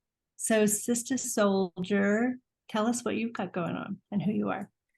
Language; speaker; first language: English; native; English